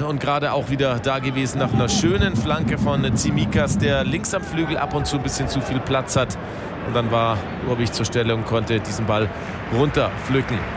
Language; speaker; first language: German; native; German